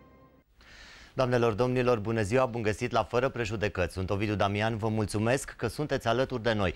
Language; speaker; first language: Romanian; native; Romanian